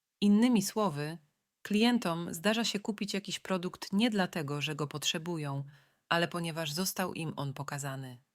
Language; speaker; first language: Polish; native; Polish